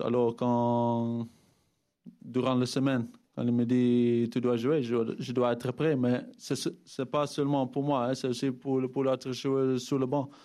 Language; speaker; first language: French; non-native, fluent; Dutch